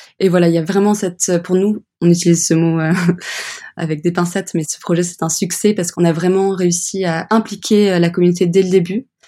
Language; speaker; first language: French; early bilingual, other home language; English